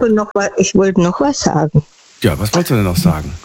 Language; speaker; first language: German; native; German